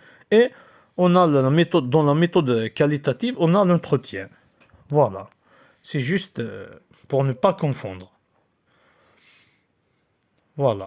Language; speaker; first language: French; non-native, local second language; Kabyle